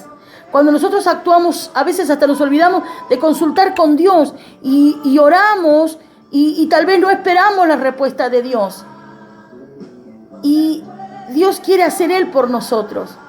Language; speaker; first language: Spanish; native; Spanish